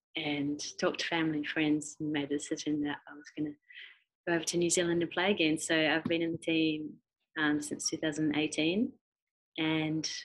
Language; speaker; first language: English; native; English